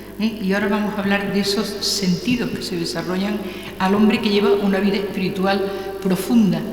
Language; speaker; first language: Spanish; native; Spanish